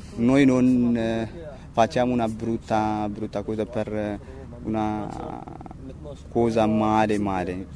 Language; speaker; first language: Italian; non-native, learner; Tigrinya